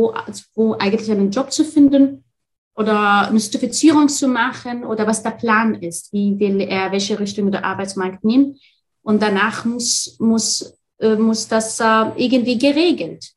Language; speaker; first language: German; non-native, fluent; Arabic